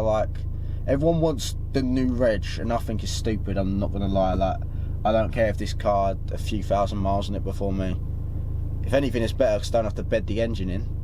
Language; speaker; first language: English; native; English